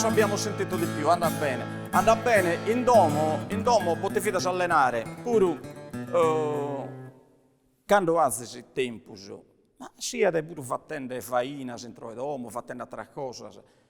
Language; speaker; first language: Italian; non-native, local second language; Sardinian